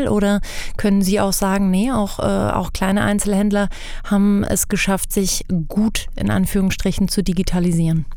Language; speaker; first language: German; native; German